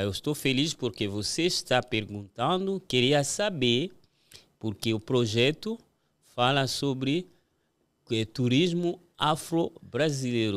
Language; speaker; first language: Portuguese; non-native, fluent; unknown